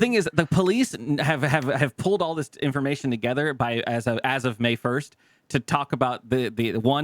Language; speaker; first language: English; native; English